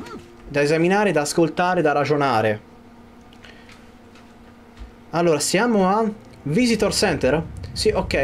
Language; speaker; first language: Italian; native; Italian